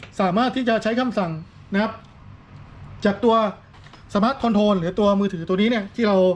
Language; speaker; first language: Thai; native; Thai